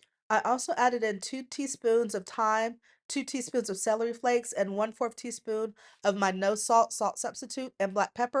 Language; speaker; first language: English; native; English